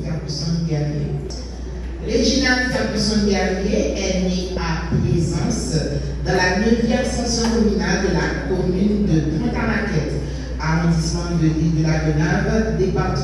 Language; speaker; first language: French; non-native, local second language; Haitian Creole